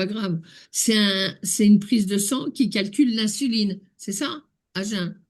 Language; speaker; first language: French; native; French